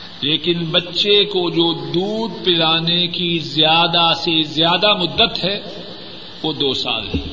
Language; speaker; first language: Urdu; non-native, local second language; Punjabi